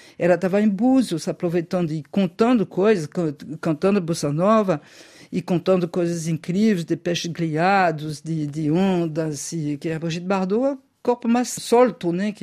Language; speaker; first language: Portuguese; non-native, fluent; French